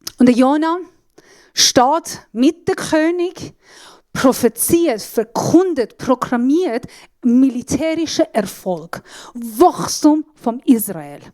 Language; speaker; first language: German; non-native, fluent; Assyrian Neo-Aramaic